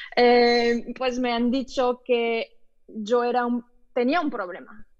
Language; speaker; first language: Spanish; early bilingual, other home language; French